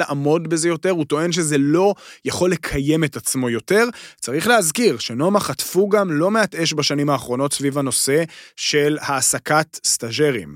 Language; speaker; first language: Hebrew; native; Hebrew